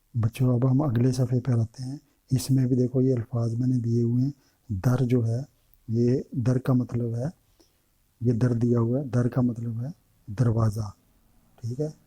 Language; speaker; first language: Urdu; non-native, local second language; Punjabi